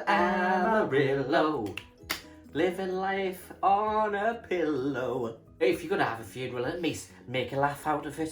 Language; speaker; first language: English; native; English